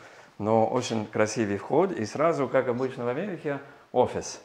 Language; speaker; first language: Russian; non-native, learner; English